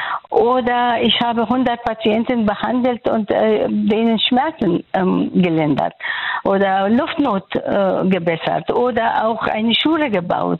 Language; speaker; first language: German; non-native, fluent; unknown